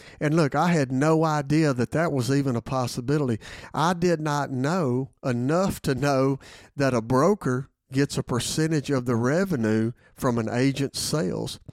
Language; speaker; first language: English; native; English